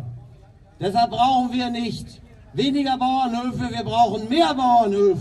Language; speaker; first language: German; native; German